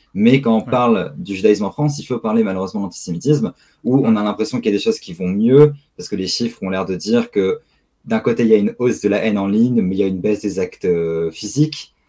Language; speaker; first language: French; native; French